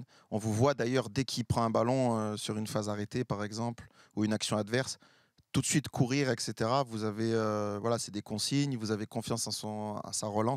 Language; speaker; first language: French; native; French